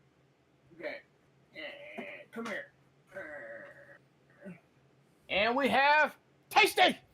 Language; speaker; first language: English; native; English